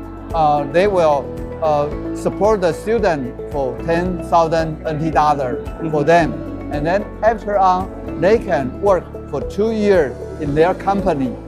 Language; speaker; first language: English; non-native, learner; Chinese